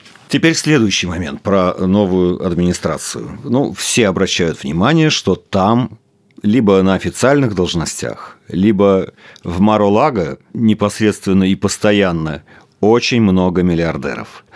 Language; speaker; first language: Russian; native; Russian